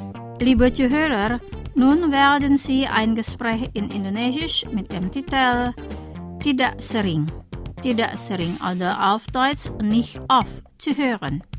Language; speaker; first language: German; non-native, fluent; Indonesian